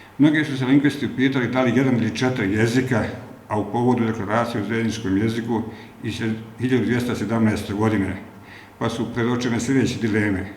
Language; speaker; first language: Bosnian; native; Bosnian